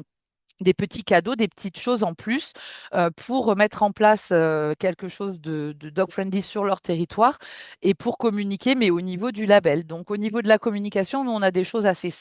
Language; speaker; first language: French; native; French